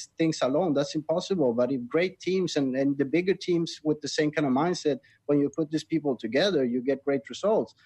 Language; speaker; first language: English; non-native, fluent; Swedish